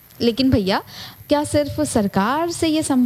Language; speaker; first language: Hindi; native; Hindi